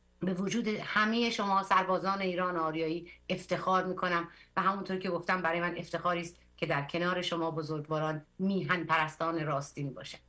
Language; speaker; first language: Persian; early bilingual, heritage; Persian